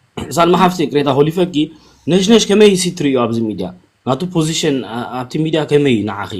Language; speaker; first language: Tigrinya; early bilingual, heritage; Tigrinya